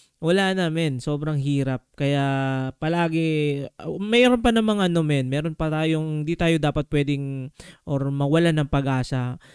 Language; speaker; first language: Filipino; native; Filipino